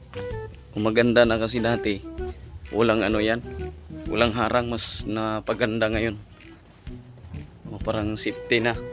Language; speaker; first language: Filipino; native; Filipino